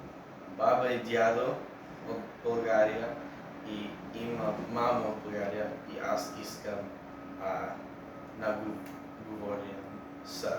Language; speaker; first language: Bulgarian; non-native, learner; English